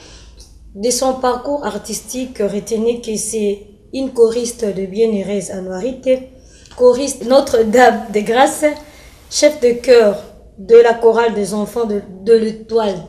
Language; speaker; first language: French; non-native, local second language; Lingala